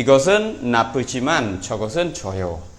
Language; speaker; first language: Korean; non-native, fluent; Khmer